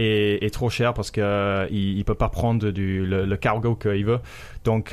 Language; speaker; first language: French; non-native, fluent; English